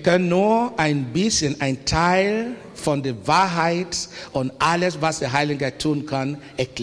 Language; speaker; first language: German; non-native, learner; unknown